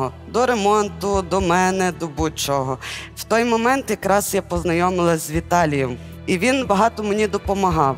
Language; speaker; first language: Ukrainian; native; Ukrainian